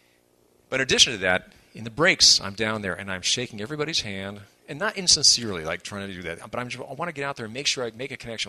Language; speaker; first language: English; native; English